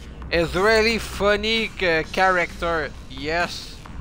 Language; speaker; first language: English; non-native, learner; French